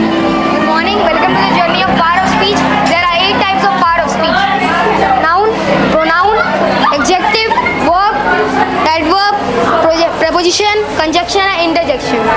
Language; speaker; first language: English; non-native, learner; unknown